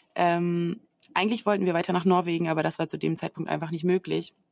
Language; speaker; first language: German; native; German